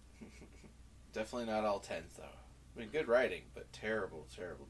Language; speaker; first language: English; native; English